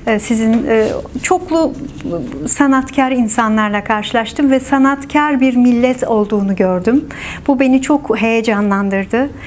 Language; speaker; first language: Turkish; native; Turkish